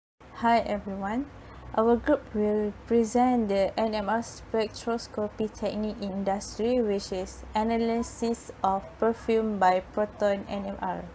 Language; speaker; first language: English; non-native, fluent; Malay